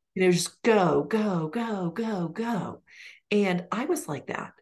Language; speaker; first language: English; native; English